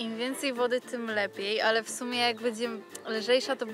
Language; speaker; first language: Polish; native; Polish